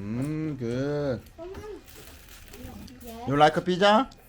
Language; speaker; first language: English; non-native, learner; Korean